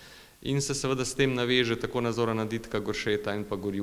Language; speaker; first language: Slovenian; native; Slovenian